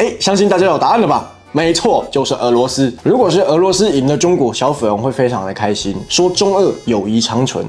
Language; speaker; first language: Chinese; native; Chinese